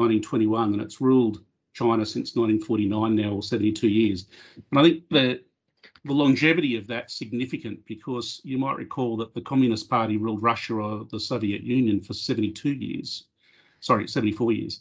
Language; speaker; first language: English; native; English